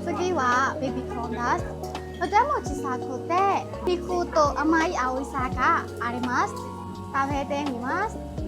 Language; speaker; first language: Japanese; non-native, learner; Burmese